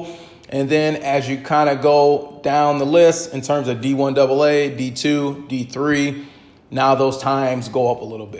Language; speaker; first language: English; native; English